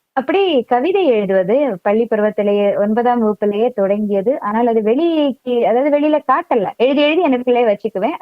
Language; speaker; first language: Tamil; non-native, local second language; Malayalam